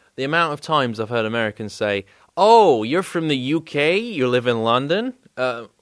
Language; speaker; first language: English; native; English